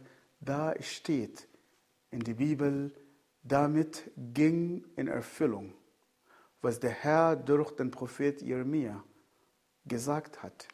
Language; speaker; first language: German; non-native, fluent; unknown